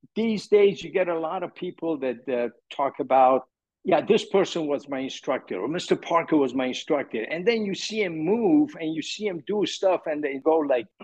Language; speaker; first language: English; early bilingual, other home language; Persian